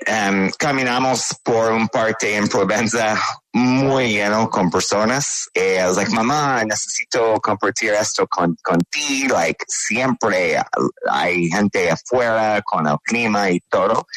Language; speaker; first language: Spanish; non-native, learner; English